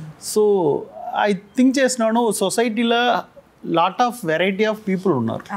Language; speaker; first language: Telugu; non-native, learner; Tamil